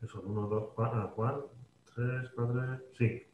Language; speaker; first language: Spanish; non-native, local second language; Catalan